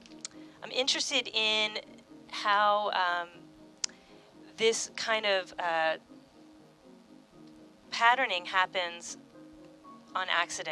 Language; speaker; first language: English; native; English